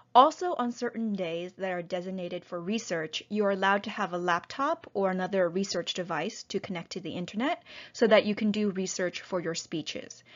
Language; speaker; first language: English; native; English